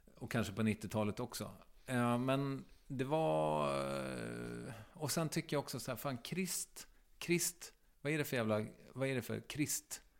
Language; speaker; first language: Swedish; native; Swedish